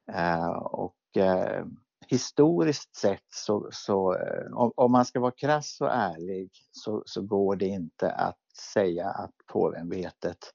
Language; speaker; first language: Swedish; native; Swedish